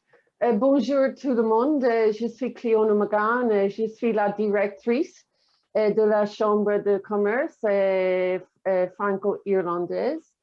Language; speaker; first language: French; non-native, fluent; English